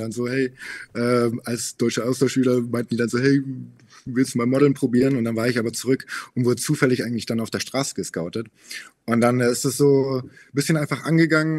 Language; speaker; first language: German; native; German